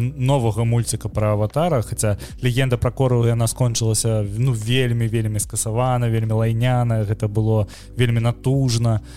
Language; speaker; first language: Belarusian; native; Belarusian